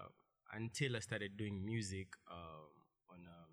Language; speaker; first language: English; non-native, local second language; Swahili